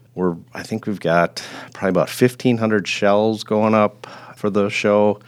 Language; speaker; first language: English; native; English